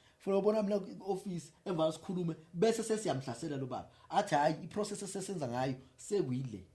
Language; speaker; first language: Zulu; native; Zulu